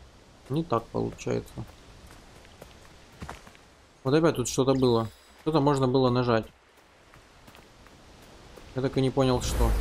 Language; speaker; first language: Russian; native; Russian